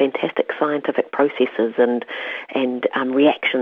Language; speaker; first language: English; native; English